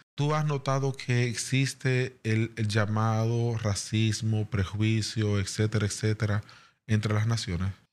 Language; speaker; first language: Spanish; native; Spanish